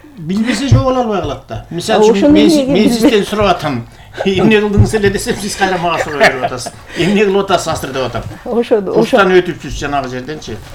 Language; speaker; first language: Kyrgyz; native; Kyrgyz